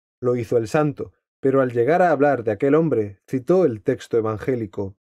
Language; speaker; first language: Spanish; native; Spanish